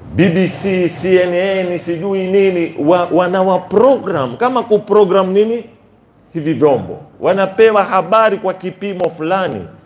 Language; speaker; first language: Swahili; native; Swahili